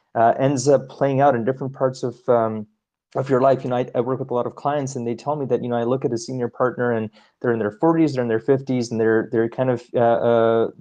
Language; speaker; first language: English; early bilingual, other home language; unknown